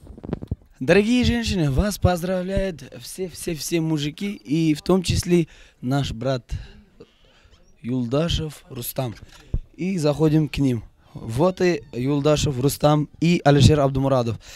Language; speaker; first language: Russian; non-native, local second language; Uzbek